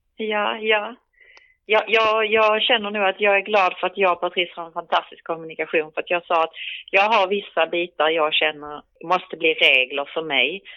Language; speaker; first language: Swedish; native; Swedish